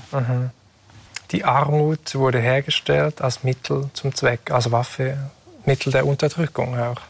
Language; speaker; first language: German; native; German